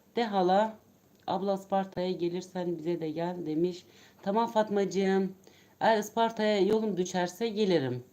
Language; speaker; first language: Turkish; native; Turkish